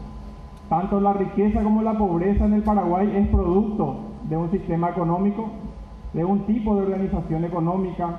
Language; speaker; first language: Spanish; native; Spanish